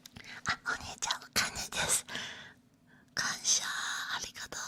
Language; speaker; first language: Japanese; non-native, learner; Chinese